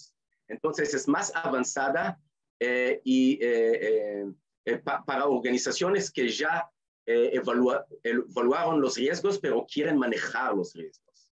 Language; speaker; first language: Spanish; non-native, fluent; Hebrew